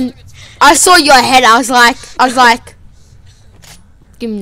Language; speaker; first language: English; native; English